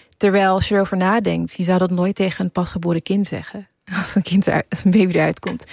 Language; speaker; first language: Dutch; early bilingual, other home language; English